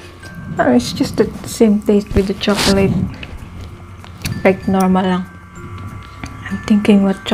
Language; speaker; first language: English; non-native, local second language; Filipino